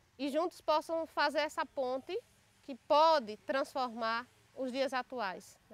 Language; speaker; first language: Portuguese; native; Portuguese